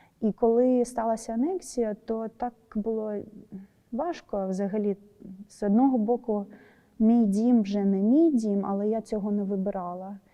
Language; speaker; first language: Ukrainian; non-native, local second language; Russian